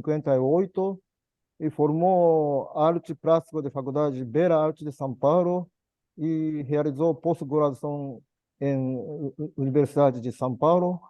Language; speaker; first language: Portuguese; non-native, learner; Japanese